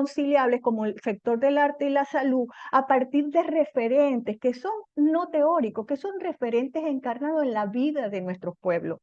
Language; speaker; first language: Spanish; native; Spanish